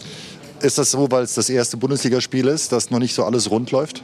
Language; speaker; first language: German; native; German